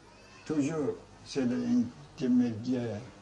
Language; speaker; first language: French; non-native, learner; Chinese